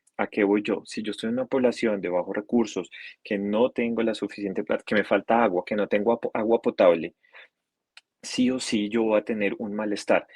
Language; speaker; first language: Spanish; native; Spanish